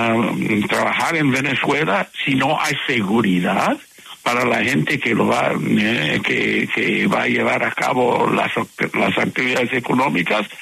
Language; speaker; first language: Spanish; non-native, fluent; English